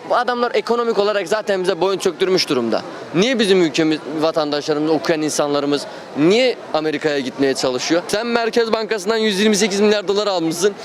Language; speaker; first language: Turkish; native; Turkish